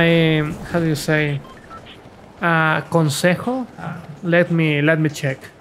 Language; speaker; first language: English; non-native, learner; Spanish